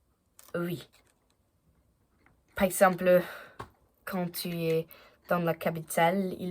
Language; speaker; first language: French; non-native, learner; Danish